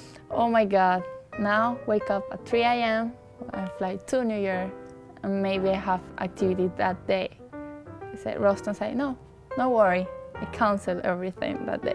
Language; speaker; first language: English; non-native, learner; Spanish